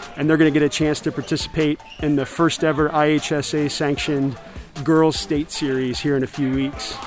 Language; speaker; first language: English; native; English